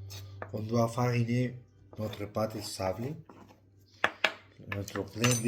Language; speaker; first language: French; non-native, learner; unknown